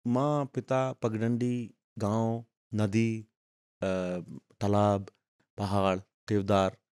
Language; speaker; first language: Hindi; native; Hindi